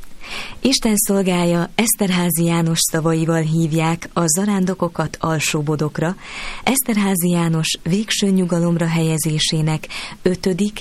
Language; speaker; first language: Hungarian; native; Hungarian